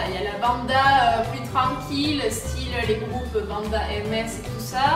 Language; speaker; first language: French; native; French